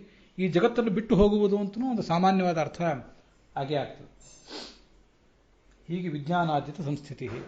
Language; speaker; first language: Kannada; native; Kannada